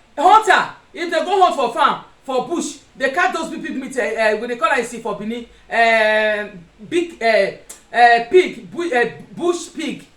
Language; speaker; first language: Nigerian Pidgin; non-native, local second language; Bini